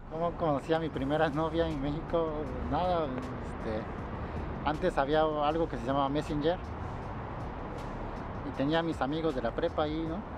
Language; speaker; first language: Spanish; native; Spanish